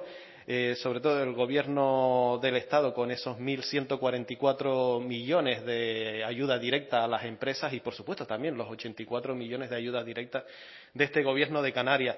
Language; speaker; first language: Spanish; native; Spanish